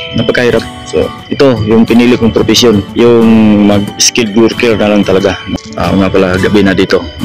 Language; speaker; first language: Filipino; non-native, local second language; Cebuano